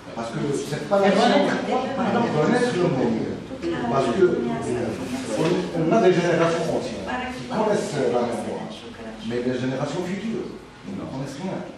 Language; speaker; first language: French; non-native, learner; Portuguese